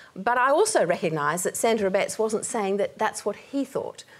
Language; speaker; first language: English; native; English